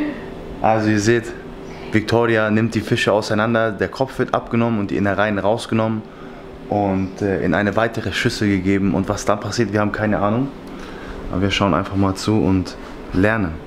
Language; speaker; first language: German; native; German